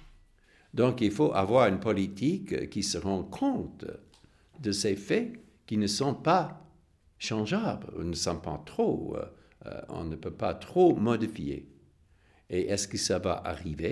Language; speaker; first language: French; non-native, fluent; English